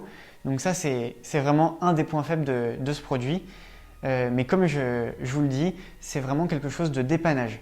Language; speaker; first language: French; native; French